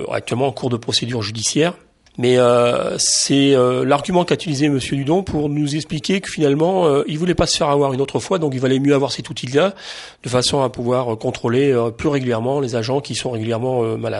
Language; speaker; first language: French; native; French